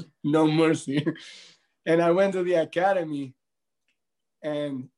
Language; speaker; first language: English; non-native, fluent; Albanian